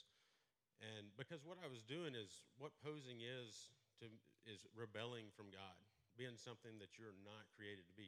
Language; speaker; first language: English; native; English